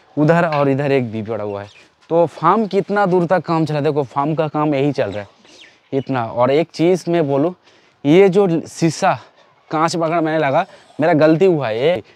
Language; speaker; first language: Hindi; non-native, local second language; Bangla